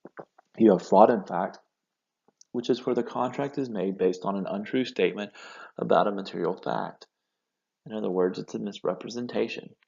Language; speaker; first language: English; native; English